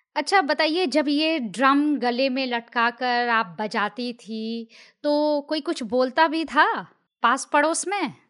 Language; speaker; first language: Hindi; native; Hindi